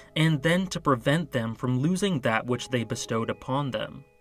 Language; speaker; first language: English; native; English